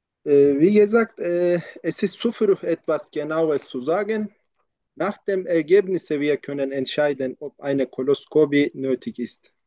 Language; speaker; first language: German; non-native, learner; Turkish